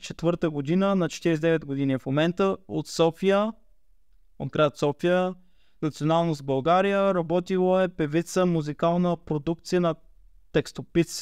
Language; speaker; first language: Bulgarian; native; Bulgarian